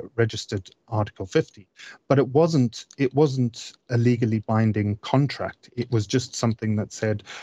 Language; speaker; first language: English; native; English